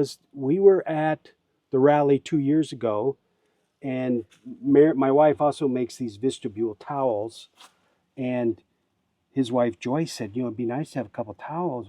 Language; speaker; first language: English; native; English